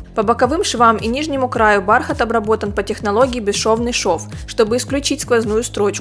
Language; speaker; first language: Russian; native; Russian